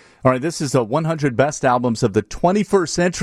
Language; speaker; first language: English; native; English